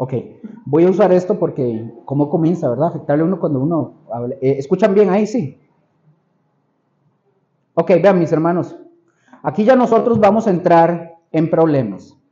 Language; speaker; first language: Spanish; native; Spanish